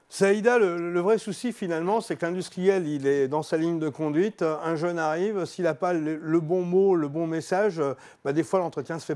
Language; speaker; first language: French; native; French